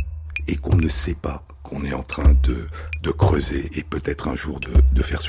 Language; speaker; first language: French; native; French